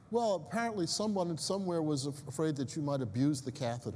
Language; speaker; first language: English; native; English